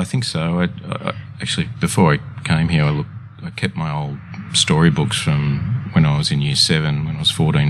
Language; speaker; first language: English; native; English